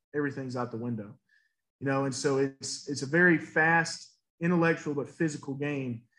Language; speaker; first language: English; native; English